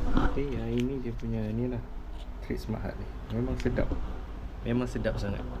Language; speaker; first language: Malay; native; Malay